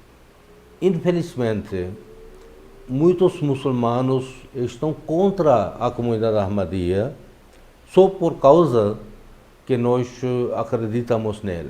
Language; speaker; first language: Portuguese; non-native, fluent; Urdu